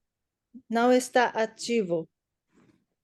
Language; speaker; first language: Portuguese; non-native, learner; English